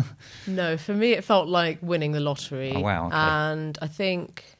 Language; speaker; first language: English; native; English